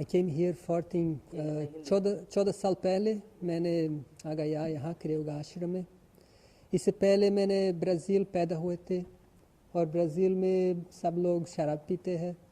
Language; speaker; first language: Hindi; non-native, learner; Portuguese